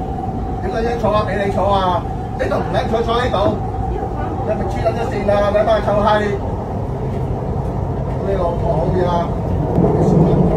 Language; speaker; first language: Cantonese; native; Cantonese